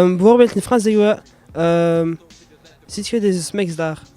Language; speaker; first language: Dutch; non-native, local second language; French